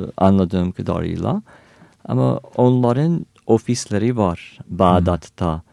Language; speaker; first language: Turkish; non-native, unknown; English